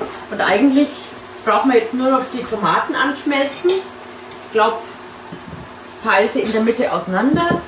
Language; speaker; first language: German; native; German